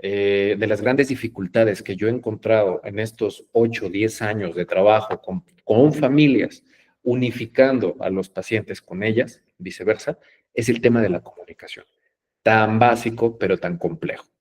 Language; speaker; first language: Spanish; native; Spanish